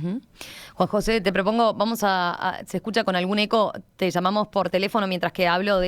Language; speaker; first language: Spanish; native; Spanish